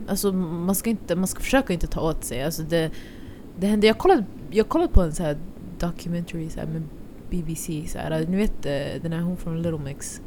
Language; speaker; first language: Swedish; early bilingual, other home language; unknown